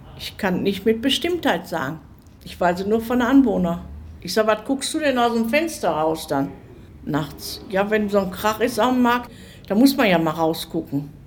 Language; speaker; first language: German; native; German